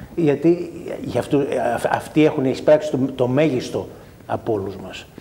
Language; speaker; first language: Greek; native; Greek